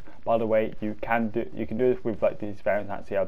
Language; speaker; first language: English; native; English